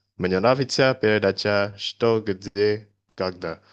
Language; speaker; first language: Russian; non-native, learner; Indonesian